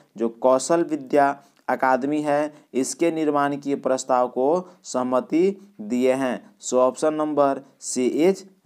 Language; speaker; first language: Hindi; native; Hindi